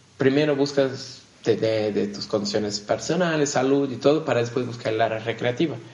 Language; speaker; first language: Spanish; non-native, fluent; Portuguese